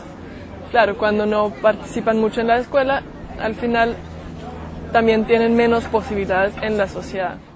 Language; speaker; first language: Spanish; non-native, fluent; German